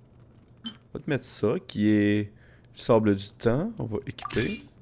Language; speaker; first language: French; native; French